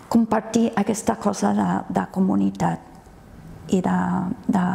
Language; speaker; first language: Catalan; non-native, fluent; English